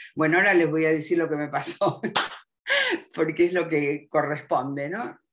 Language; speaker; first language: Spanish; early bilingual, other home language; German